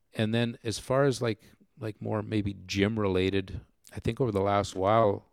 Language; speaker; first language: English; native; English